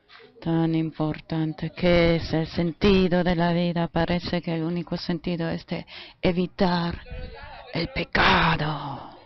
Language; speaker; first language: Spanish; non-native, fluent; German